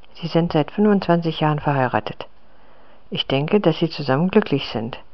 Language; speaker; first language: German; non-native, fluent; Czech